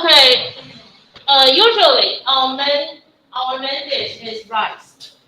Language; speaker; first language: English; non-native, fluent; Chinese